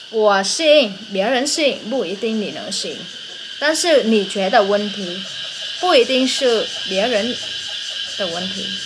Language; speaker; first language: Chinese; non-native, fluent; Vietnamese